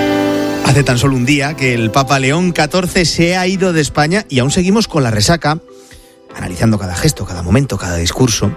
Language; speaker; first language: Spanish; native; Spanish